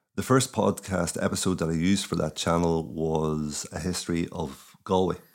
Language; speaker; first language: English; native; English